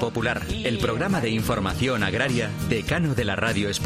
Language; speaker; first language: Spanish; native; Spanish